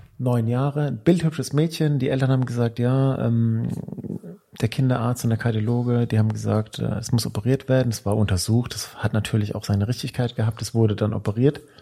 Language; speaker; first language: German; early bilingual, other home language; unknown